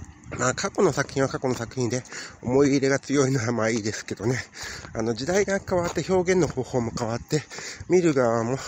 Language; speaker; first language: Japanese; native; Japanese